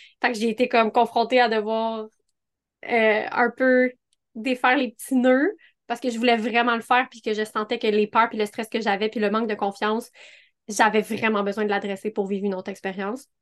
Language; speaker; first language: French; native; French